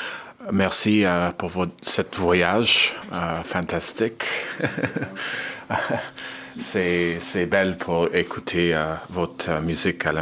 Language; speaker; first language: French; non-native, learner; English